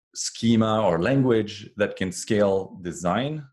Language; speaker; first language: English; non-native, fluent; French